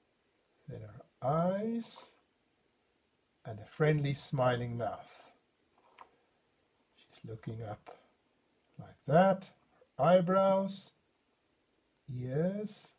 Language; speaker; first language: English; non-native, fluent; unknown